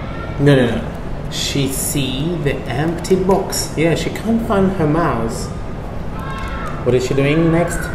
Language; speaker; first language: English; non-native, fluent; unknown